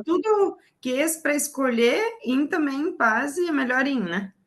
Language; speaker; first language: Portuguese; native; Portuguese